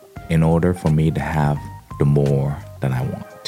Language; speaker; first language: English; non-native, local second language; Cantonese